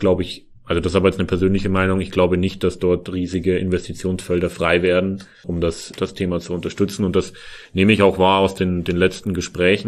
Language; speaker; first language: German; native; German